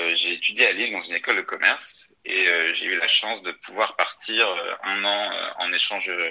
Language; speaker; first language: French; native; French